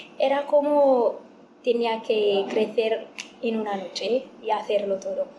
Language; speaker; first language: Spanish; non-native, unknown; Amharic